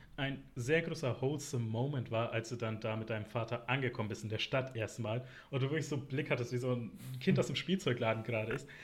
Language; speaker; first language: German; native; German